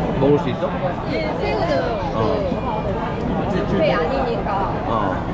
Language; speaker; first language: Korean; non-native, learner; Japanese